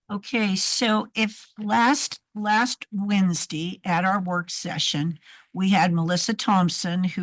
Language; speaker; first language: English; native; English